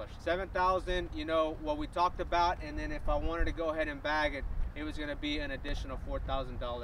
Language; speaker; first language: English; early bilingual, other home language; Spanish